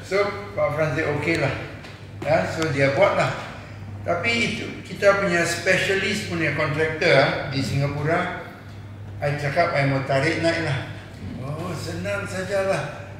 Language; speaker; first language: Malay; non-native, local second language; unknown